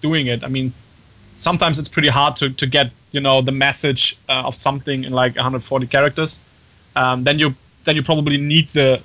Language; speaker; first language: English; non-native, fluent; German